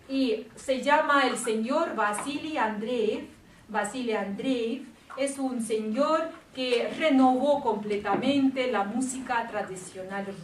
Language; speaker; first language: Spanish; non-native, fluent; Russian